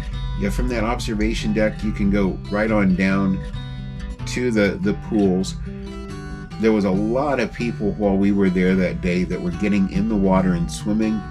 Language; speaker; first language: English; native; English